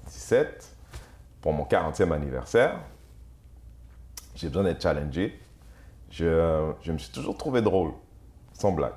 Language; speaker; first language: French; early bilingual, other home language; Haitian Creole